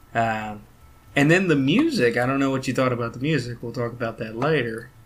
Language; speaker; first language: English; native; English